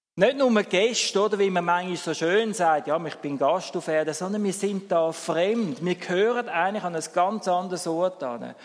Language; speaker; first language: German; native; German